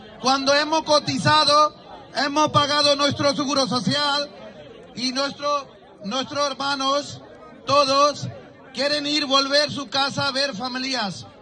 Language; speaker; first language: Spanish; non-native, learner; Punjabi